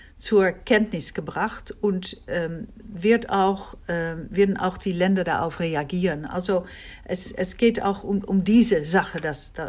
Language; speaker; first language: German; non-native, fluent; Dutch